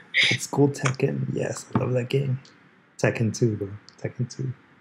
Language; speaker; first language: English; early bilingual, other home language; Spanish